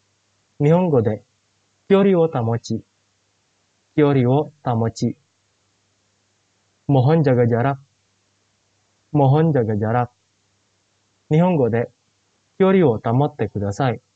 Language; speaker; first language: Japanese; non-native, fluent; Indonesian